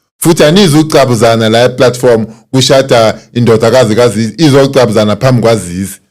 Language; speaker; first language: Zulu; native; Zulu